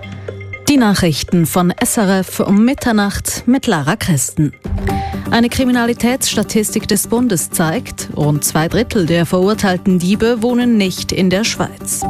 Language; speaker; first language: German; native; German